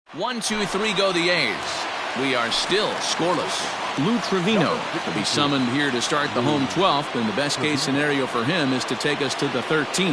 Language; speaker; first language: English; native; English